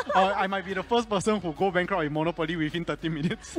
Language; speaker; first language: English; non-native, local second language; Chinese